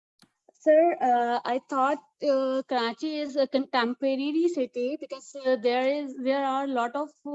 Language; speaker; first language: English; non-native, local second language; Urdu